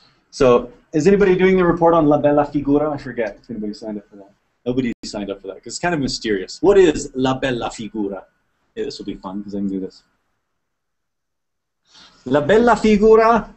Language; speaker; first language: English; native; English